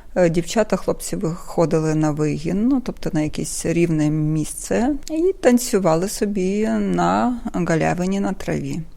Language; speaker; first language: Ukrainian; native; Ukrainian